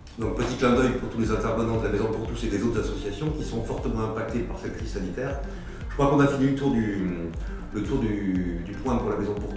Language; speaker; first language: French; native; French